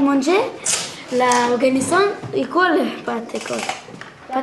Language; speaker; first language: French; non-native, learner; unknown